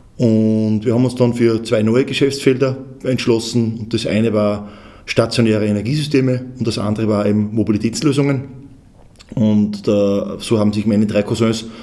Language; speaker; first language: German; native; German